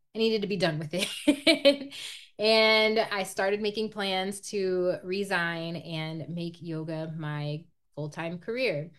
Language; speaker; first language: English; native; English